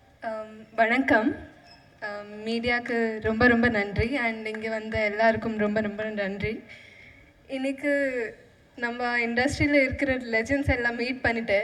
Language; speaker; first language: Tamil; non-native, fluent; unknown